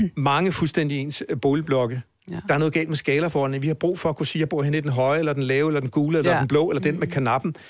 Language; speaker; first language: Danish; native; Danish